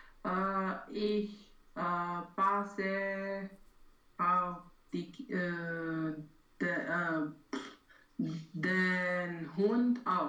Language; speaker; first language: German; non-native, learner; Romanian